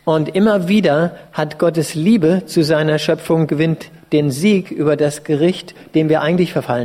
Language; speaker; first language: German; native; German